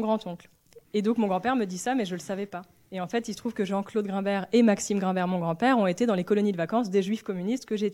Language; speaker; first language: French; native; French